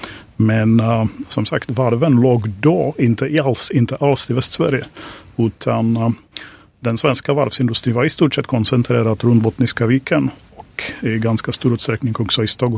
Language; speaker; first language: Swedish; non-native, fluent; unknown